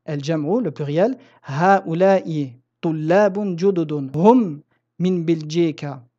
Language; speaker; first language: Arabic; non-native, fluent; French